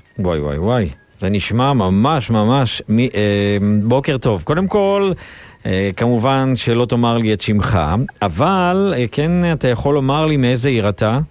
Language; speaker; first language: Hebrew; native; Hebrew